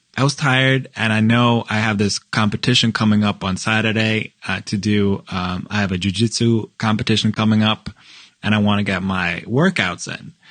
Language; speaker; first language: English; non-native, fluent; Norwegian